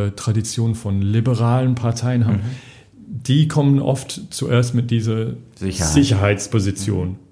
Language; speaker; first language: German; non-native, fluent; English